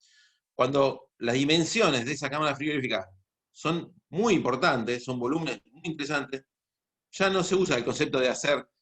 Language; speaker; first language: Spanish; native; Spanish